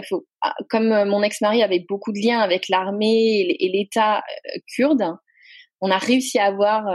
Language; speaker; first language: French; native; French